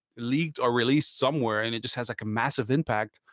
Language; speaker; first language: English; non-native, fluent; German